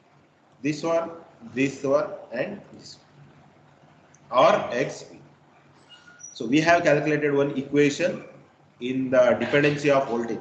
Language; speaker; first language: English; non-native, local second language; Kannada